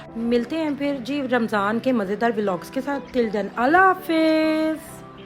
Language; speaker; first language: Urdu; native; Urdu